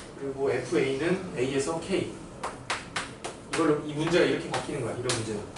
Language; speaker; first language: Korean; native; Korean